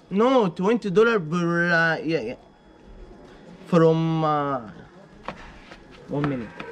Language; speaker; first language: English; non-native, learner; Arabic